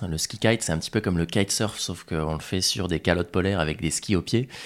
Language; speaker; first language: French; native; French